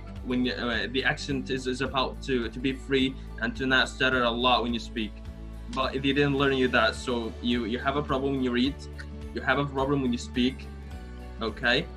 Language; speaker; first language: English; non-native, learner; Arabic